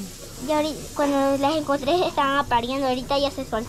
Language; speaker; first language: Spanish; native; Spanish